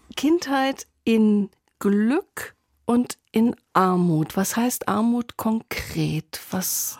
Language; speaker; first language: German; native; German